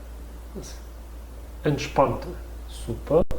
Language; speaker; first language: German; non-native, learner; Russian